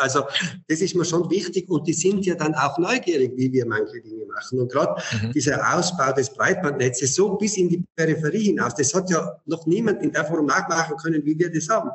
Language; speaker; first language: German; native; German